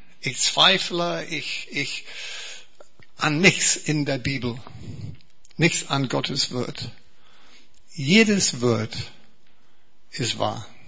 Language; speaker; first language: German; non-native, fluent; English